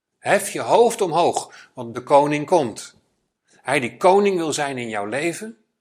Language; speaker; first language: Dutch; native; Dutch